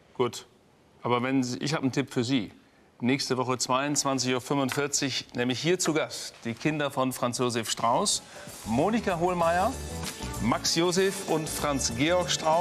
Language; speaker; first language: German; native; German